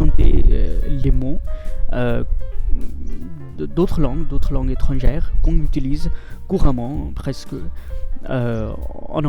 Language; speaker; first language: French; non-native, fluent; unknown